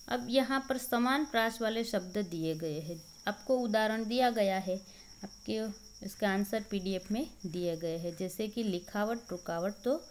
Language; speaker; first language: Hindi; non-native, local second language; Gujarati